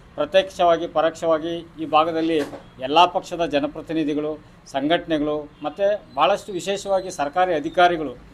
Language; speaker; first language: Kannada; native; Kannada